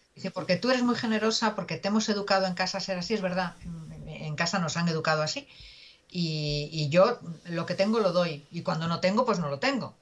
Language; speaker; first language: Spanish; native; Spanish